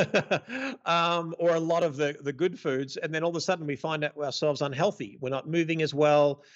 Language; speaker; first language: English; native; English